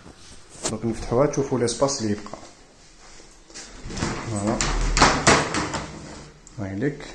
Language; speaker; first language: Arabic; native; Arabic